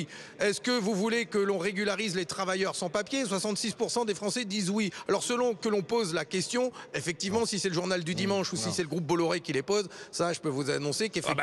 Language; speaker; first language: French; native; French